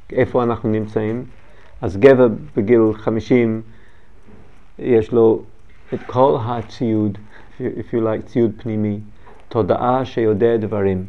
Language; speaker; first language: Hebrew; non-native, learner; English